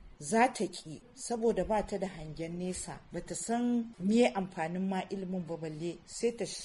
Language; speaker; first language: Hausa; native; Hausa